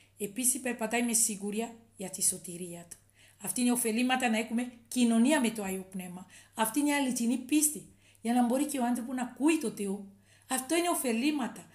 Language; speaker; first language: Greek; non-native, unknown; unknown